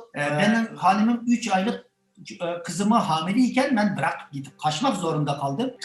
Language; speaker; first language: Turkish; non-native, fluent; Chinese